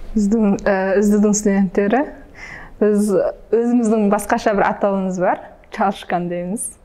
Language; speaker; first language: Kazakh; early bilingual, heritage; Kazakh